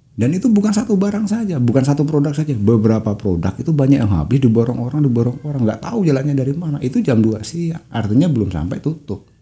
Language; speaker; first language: Indonesian; non-native, local second language; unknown